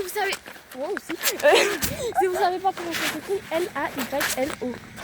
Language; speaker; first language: French; native; French